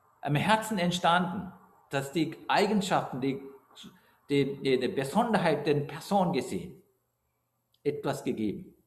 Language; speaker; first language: German; non-native, fluent; Sinhala